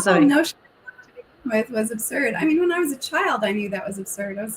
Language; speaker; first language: English; native; English